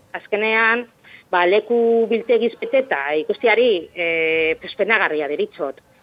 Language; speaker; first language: Basque; non-native, local second language; Spanish